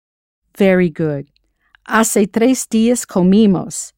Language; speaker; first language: Spanish; non-native, fluent; English